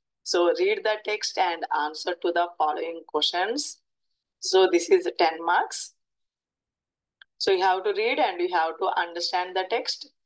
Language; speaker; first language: English; non-native, local second language; Telugu